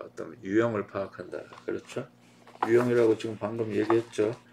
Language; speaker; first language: Korean; native; Korean